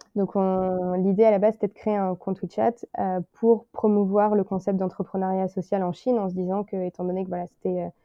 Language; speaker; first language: French; native; French